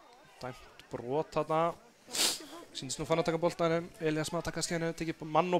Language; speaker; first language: Icelandic; native; Icelandic